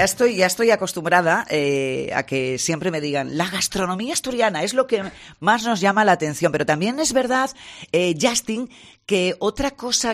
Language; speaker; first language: Spanish; native; Spanish